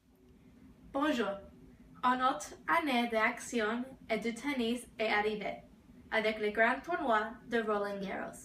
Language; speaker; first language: French; non-native, learner; English